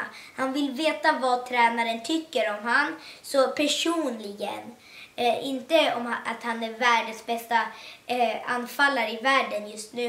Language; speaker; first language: Swedish; early bilingual, other home language; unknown